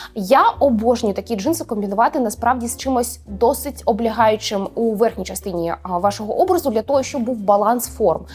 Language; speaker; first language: Ukrainian; non-native, local second language; Russian